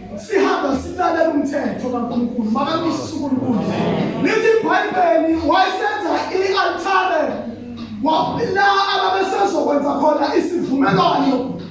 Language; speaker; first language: Zulu; native; Zulu